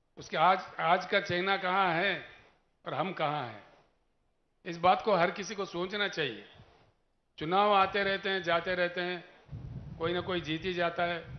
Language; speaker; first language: Hindi; non-native, local second language; Telugu